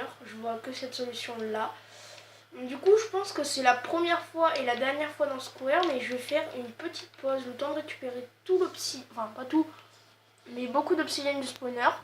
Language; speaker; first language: French; native; French